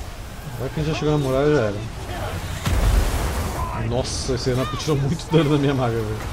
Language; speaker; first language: Portuguese; native; Portuguese